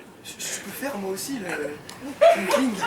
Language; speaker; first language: French; native; French